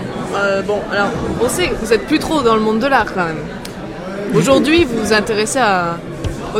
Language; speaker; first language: French; native; French